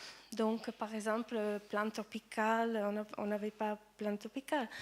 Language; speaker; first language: French; non-native, fluent; Italian